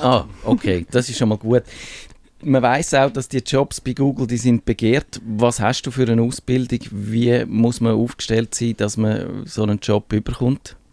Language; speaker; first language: German; native; German